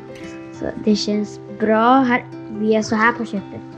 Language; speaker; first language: Swedish; non-native, fluent; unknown